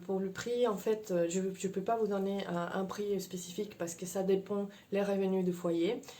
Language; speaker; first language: French; non-native, fluent; Spanish